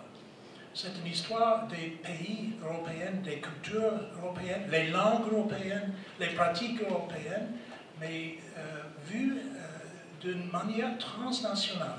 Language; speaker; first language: French; non-native, fluent; English